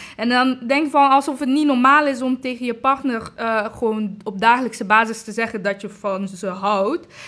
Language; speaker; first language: Dutch; early bilingual, other home language; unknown